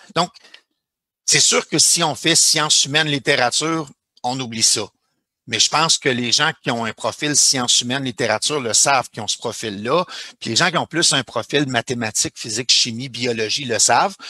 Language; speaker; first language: French; native; French